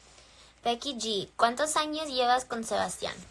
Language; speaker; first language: Spanish; early bilingual, heritage; English